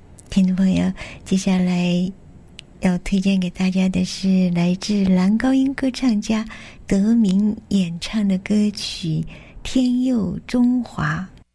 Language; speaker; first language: Chinese; native; Chinese